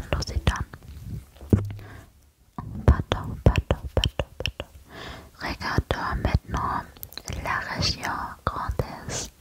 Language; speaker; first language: French; non-native, learner; German